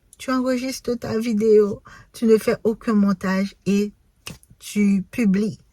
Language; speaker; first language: French; non-native, local second language; Haitian Creole